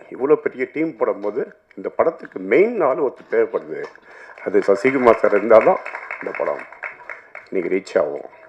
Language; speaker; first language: Tamil; native; Tamil